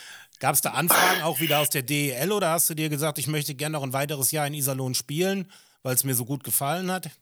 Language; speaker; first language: German; native; German